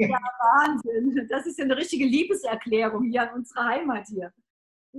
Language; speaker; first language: German; native; German